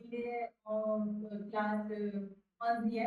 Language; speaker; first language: French; non-native, learner; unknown